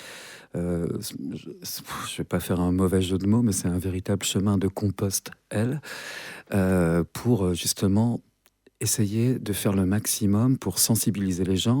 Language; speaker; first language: French; native; French